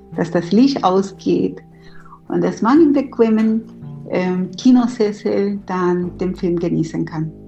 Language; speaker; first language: German; non-native, fluent; Spanish